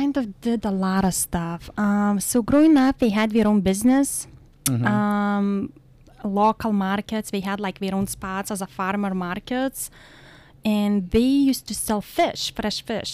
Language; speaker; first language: English; non-native, fluent; Lithuanian